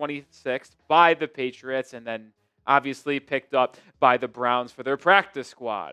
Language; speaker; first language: English; native; English